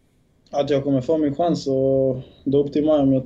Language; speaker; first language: Swedish; early bilingual, other home language; Bosnian